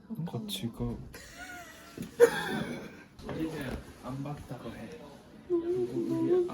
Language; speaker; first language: Korean; non-native, learner; Japanese